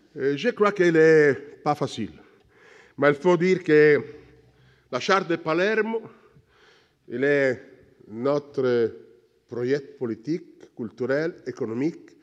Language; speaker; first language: French; non-native, learner; Sicilian